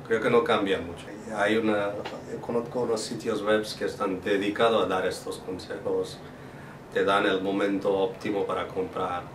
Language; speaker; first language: Spanish; non-native, fluent; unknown